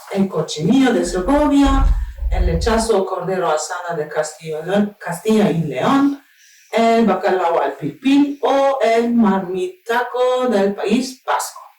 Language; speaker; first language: Spanish; non-native, fluent; Turkish